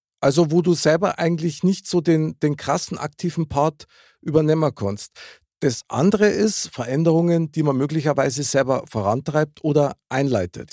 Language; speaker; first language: German; native; German